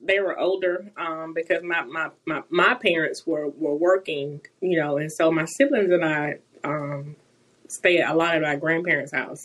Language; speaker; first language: English; native; English